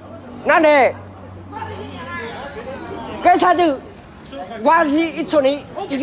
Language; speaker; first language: Japanese; non-native, learner; Vietnamese